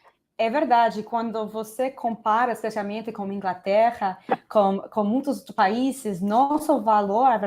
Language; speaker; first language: Portuguese; non-native, fluent; Spanish